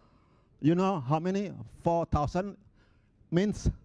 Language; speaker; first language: English; non-native, local second language; Indonesian